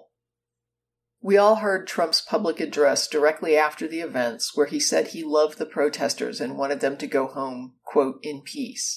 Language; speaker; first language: English; native; English